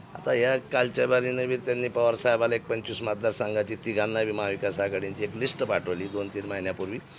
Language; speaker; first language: Marathi; non-native, local second language; Urdu